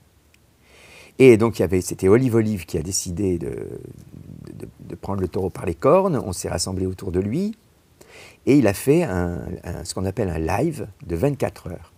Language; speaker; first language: French; native; French